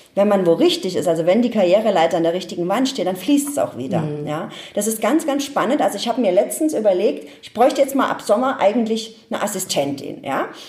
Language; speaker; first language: German; native; German